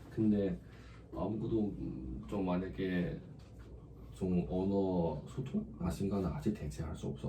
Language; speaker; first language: Korean; non-native, learner; Chinese